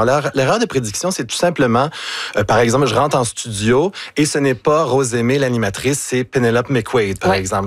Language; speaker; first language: French; native; French